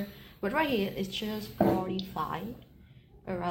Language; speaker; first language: English; non-native, learner; Vietnamese